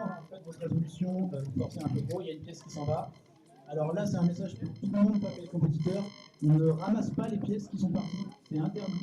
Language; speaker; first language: French; native; French